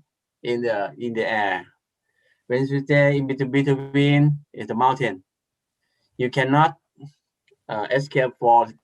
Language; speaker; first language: English; non-native, learner; Thai